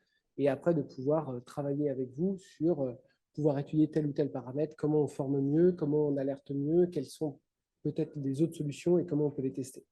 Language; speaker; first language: French; native; French